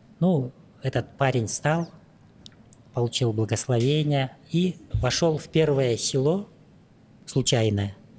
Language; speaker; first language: Russian; native; Russian